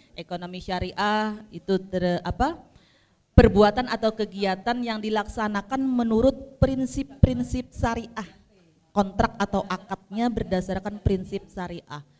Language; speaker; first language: Indonesian; native; Indonesian